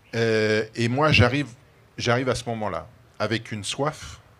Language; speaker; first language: French; native; French